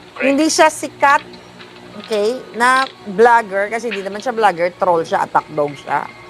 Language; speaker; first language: Filipino; non-native, local second language; Cebuano